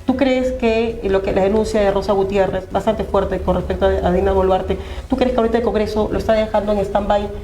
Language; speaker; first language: Spanish; native; Spanish